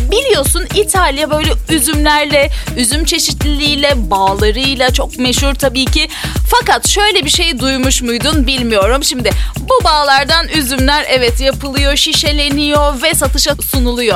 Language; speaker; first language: Turkish; native; Turkish